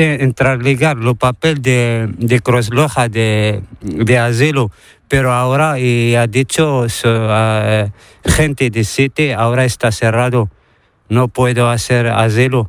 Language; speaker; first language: Spanish; non-native, learner; Arabic